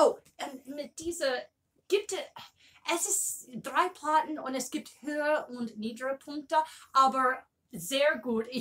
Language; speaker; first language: German; non-native, learner; English